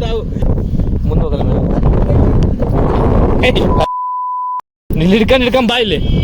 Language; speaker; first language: Kannada; native; Kannada